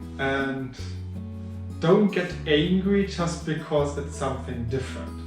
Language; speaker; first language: English; non-native, fluent; German